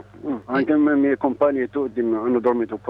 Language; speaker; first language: Italian; non-native, learner; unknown